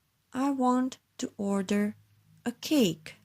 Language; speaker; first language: English; non-native, learner; Turkish